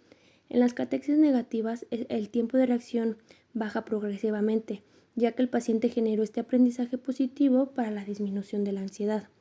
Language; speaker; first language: Spanish; native; Spanish